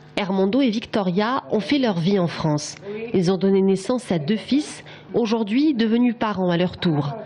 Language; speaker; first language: French; native; French